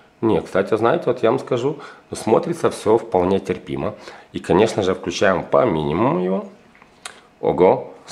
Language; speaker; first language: Russian; non-native, local second language; Ukrainian